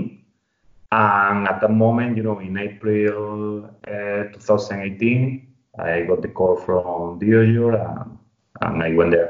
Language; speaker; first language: English; non-native, fluent; Spanish